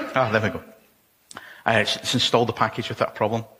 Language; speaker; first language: English; native; English